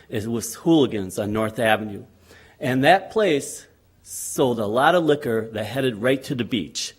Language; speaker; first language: English; native; English